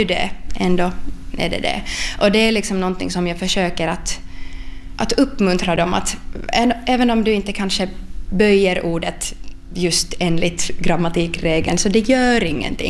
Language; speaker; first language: Swedish; non-native, local second language; Finnish